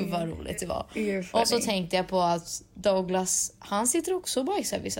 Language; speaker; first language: Swedish; native; Swedish